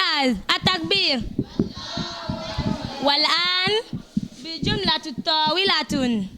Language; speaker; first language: Arabic; non-native, fluent; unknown